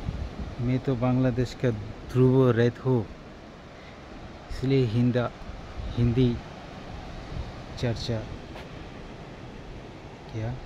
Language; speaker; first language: Hindi; non-native, learner; Bangla